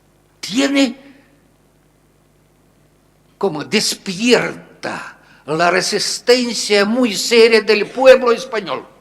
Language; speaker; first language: Spanish; non-native, fluent; Russian